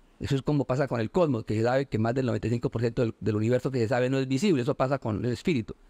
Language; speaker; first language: Spanish; native; Spanish